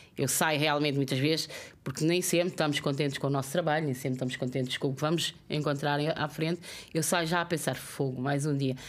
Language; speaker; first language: Portuguese; non-native, local second language; Kabuverdianu